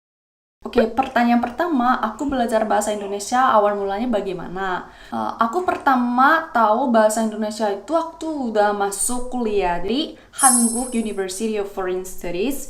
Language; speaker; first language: Indonesian; non-native, fluent; Korean